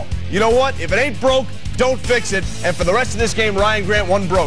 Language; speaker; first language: English; native; English